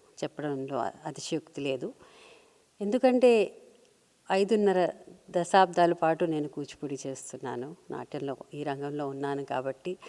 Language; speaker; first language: Telugu; native; Telugu